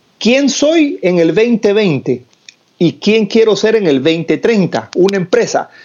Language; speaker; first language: Spanish; native; Spanish